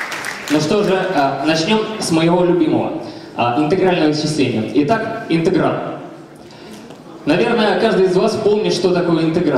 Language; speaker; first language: Russian; native; Russian